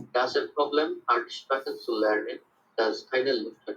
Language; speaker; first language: German; non-native, learner; Bangla